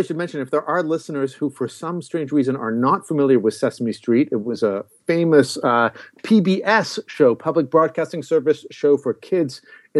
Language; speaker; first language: English; native; English